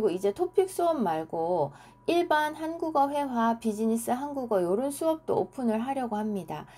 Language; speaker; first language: Korean; native; Korean